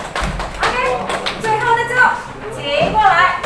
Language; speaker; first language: Chinese; non-native, fluent; Indonesian